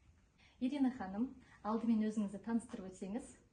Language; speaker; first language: Kazakh; native; Kazakh